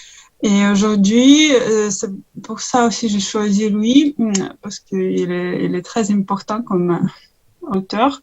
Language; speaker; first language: French; non-native, learner; Ukrainian